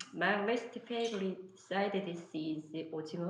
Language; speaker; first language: English; non-native, learner; Korean